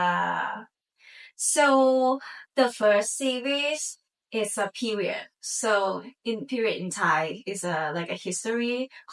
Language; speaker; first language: English; non-native, learner; Thai